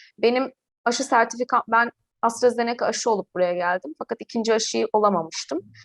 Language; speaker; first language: Turkish; native; Turkish